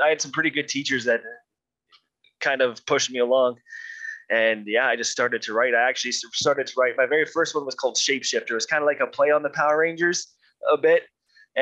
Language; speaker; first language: English; native; English